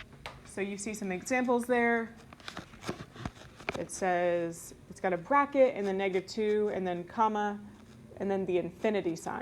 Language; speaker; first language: English; native; English